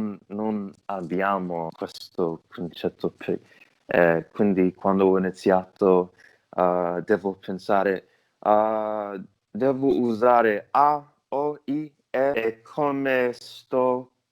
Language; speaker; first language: Italian; non-native, learner; English